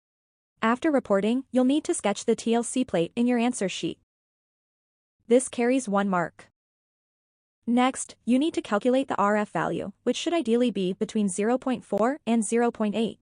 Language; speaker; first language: English; non-native, local second language; Malayalam